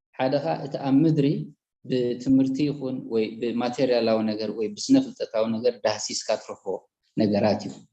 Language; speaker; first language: Tigrinya; native; Tigrinya